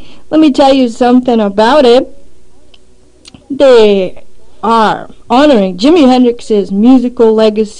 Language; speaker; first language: English; native; English